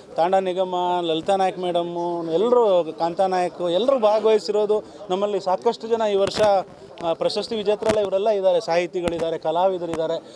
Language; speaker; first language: Kannada; non-native, local second language; Lambadi